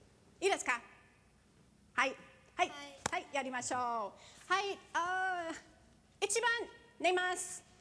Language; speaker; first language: Japanese; non-native, fluent; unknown